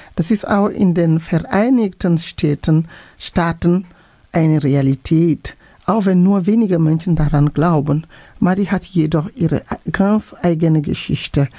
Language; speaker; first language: German; non-native, fluent; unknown